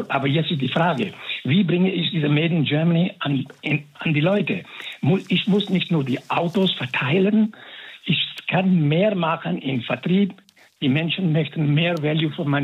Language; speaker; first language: German; non-native, fluent; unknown